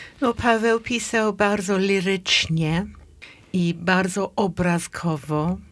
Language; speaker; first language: Polish; non-native, fluent; English